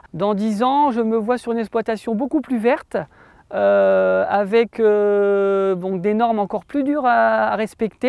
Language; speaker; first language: French; native; French